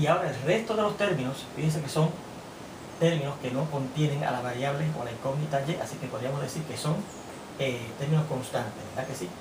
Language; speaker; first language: Spanish; native; Spanish